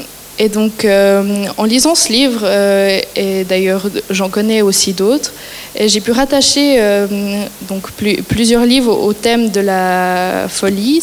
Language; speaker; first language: French; native; French